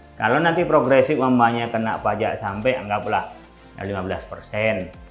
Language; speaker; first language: Indonesian; non-native, local second language; Madurese